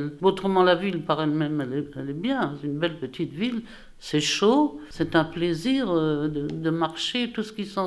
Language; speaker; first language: French; native; French